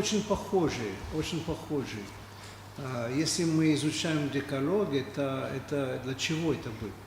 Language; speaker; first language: Russian; non-native, learner; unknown